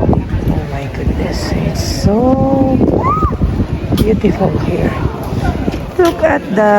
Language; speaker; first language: English; non-native, local second language; Filipino